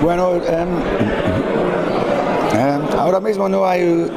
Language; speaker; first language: Spanish; non-native, fluent; English